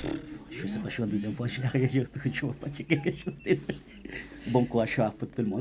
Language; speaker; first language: French; non-native, learner; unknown